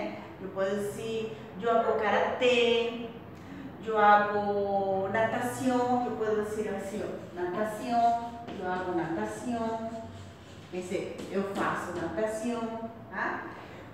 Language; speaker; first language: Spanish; non-native, fluent; Portuguese